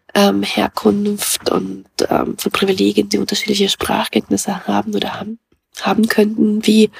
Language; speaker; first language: German; early bilingual, other home language; Russian